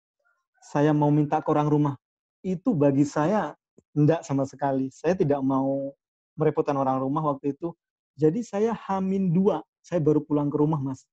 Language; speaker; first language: Indonesian; non-native, local second language; Madurese